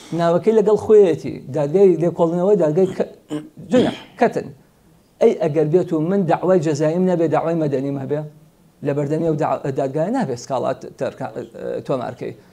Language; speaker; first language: Central Kurdish; native; Central Kurdish